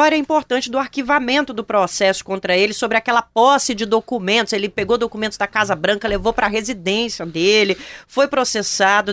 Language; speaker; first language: Portuguese; native; Portuguese